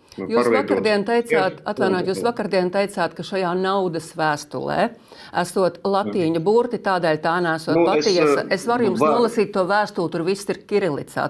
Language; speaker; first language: Latvian; native; Latvian